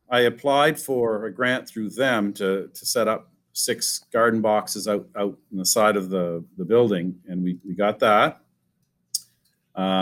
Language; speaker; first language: English; native; English